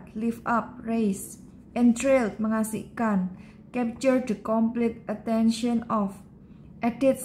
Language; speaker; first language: English; non-native, learner; Indonesian